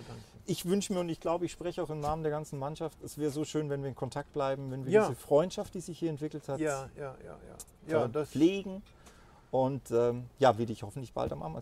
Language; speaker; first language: German; native; German